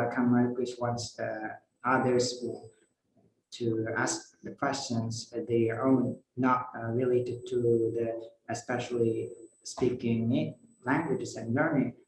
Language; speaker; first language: English; non-native, fluent; Kazakh